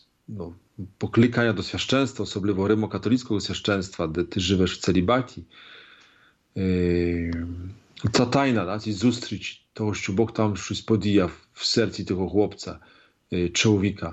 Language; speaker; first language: Polish; non-native, learner; Ukrainian